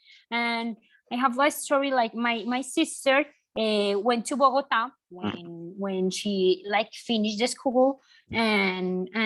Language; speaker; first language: English; non-native, learner; Spanish